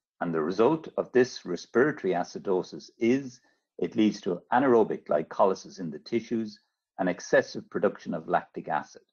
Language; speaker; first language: English; native; English